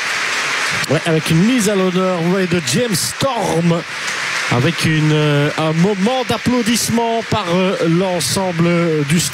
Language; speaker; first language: French; native; French